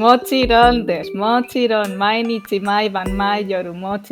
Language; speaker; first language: Japanese; non-native, fluent; English